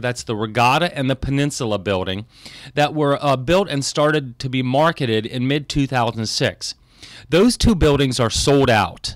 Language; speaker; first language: English; native; English